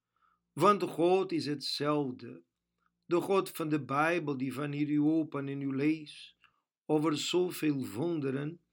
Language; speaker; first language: Dutch; non-native, fluent; Portuguese